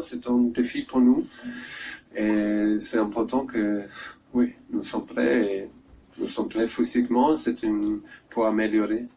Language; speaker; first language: French; non-native, learner; German